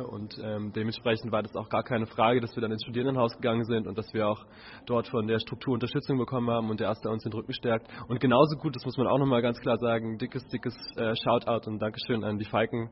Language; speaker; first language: German; native; German